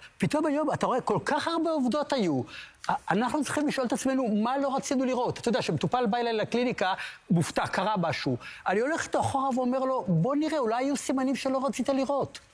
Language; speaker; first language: Hebrew; native; Hebrew